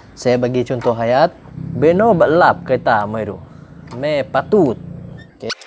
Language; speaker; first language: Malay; non-native, local second language; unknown